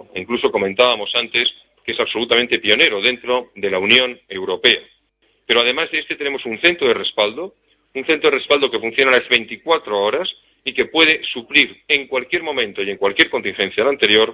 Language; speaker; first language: Spanish; native; Spanish